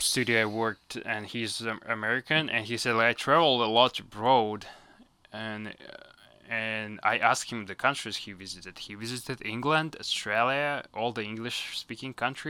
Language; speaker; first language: English; non-native, fluent; Russian